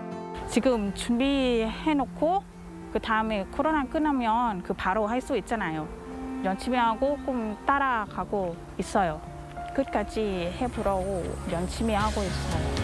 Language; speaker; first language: Korean; non-native, learner; Thai